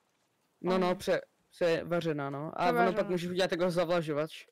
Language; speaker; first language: Czech; native; Czech